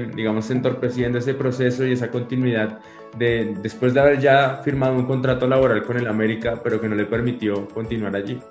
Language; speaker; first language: Spanish; native; Spanish